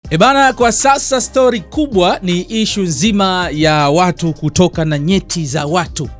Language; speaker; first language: Swahili; native; Swahili